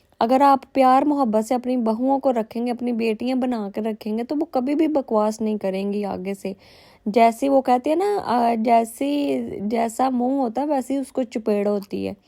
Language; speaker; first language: Urdu; non-native, local second language; Punjabi